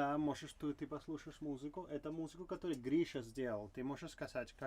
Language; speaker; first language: Russian; non-native, learner; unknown